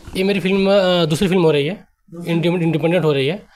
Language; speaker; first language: Hindi; native; Hindi